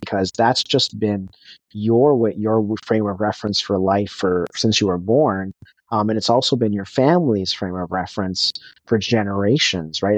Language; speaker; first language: English; native; English